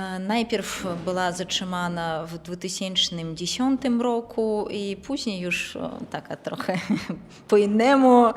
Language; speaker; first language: Polish; non-native, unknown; Belarusian